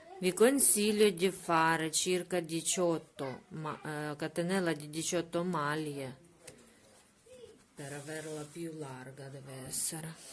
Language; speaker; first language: Italian; non-native, learner; Russian